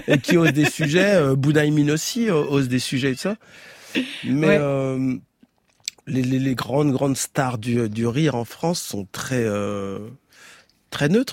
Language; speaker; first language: French; native; French